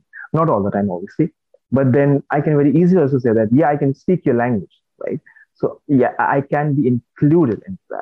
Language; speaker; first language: English; non-native, local second language; Nepali